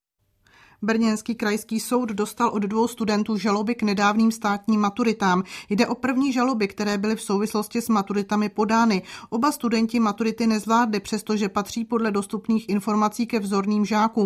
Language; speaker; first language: Czech; native; Czech